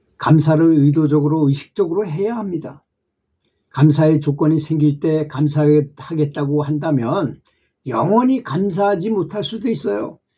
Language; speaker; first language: Korean; native; Korean